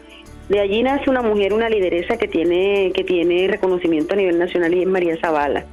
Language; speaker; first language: Spanish; native; Spanish